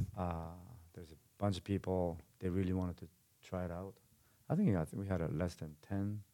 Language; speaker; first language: English; non-native, fluent; Korean